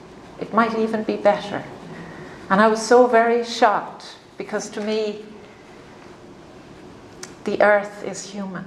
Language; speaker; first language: English; native; English